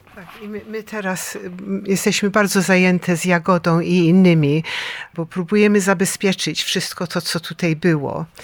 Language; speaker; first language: Polish; early bilingual, heritage; Polish